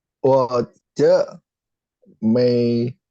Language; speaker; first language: Chinese; non-native, learner; Indonesian